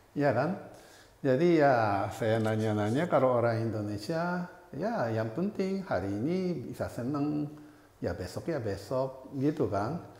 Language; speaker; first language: Indonesian; non-native, fluent; Japanese